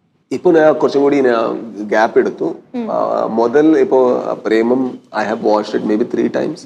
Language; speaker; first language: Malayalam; non-native, learner; Kannada